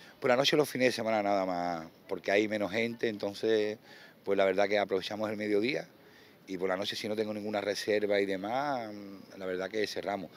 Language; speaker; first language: Spanish; native; Spanish